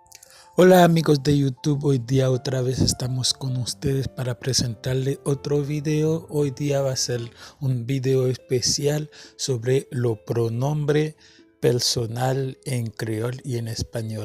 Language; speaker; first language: Spanish; non-native, fluent; Haitian Creole